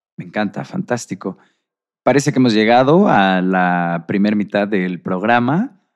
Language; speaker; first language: Spanish; native; Spanish